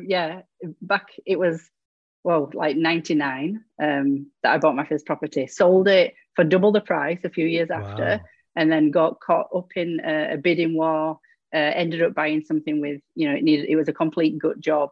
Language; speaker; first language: English; native; English